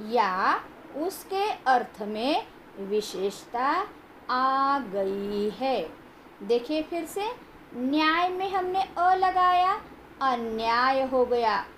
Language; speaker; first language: Hindi; non-native, local second language; Marathi